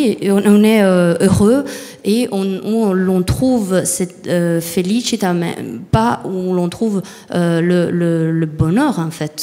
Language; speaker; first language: French; non-native, fluent; Italian